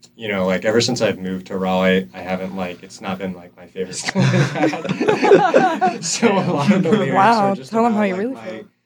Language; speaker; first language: English; native; English